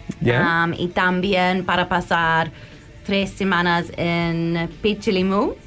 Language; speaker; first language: Spanish; non-native, learner; English